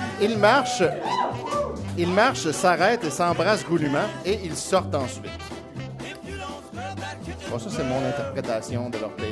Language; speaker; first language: French; native; French